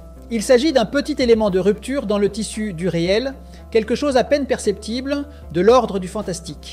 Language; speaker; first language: French; native; French